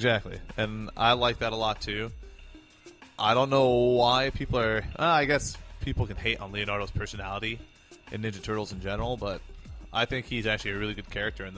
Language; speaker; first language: English; native; English